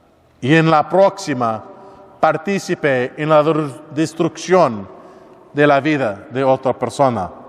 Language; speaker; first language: Spanish; non-native, learner; English